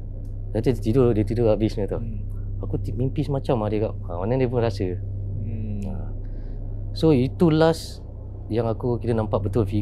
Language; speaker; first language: Malay; native; Malay